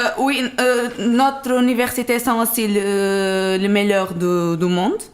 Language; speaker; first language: French; non-native, learner; Portuguese